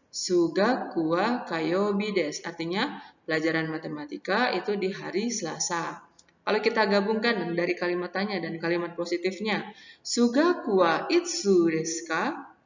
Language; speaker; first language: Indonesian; native; Indonesian